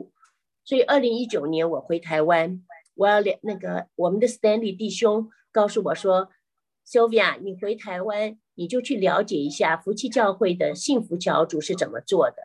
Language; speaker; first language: Chinese; native; Chinese